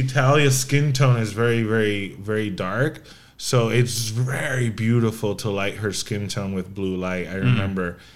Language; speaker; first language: English; non-native, fluent; Spanish